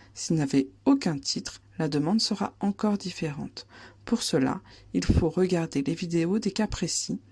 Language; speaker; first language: French; native; French